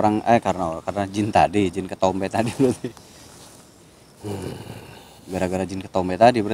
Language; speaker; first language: Indonesian; native; Indonesian